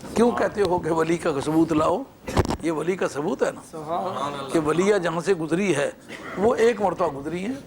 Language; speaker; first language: Urdu; non-native, local second language; Punjabi